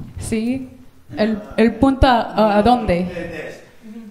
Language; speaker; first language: Spanish; non-native, learner; English